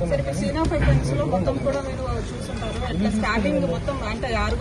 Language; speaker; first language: Telugu; native; Telugu